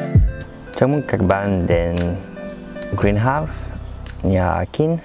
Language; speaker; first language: Vietnamese; non-native, learner; French